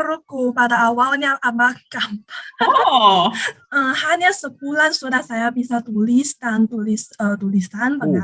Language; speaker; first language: Indonesian; non-native, learner; Chinese